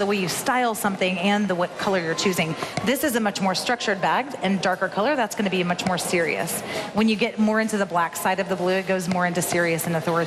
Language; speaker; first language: English; native; English